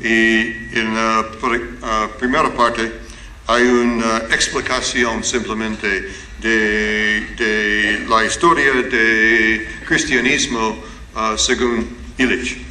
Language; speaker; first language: Spanish; non-native, learner; English